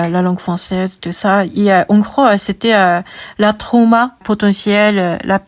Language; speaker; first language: French; non-native, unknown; Japanese